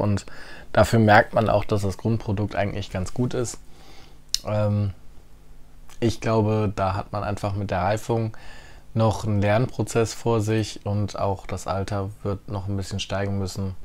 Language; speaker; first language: German; native; German